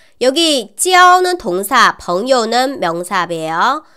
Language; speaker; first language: Korean; non-native, learner; Chinese